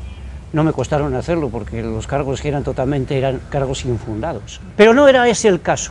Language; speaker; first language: Spanish; native; Spanish